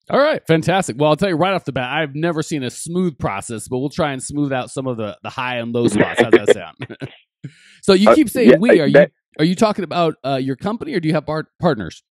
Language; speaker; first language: English; native; English